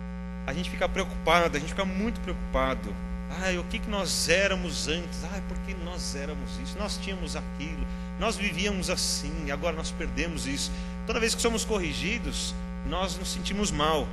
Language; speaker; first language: Portuguese; native; Portuguese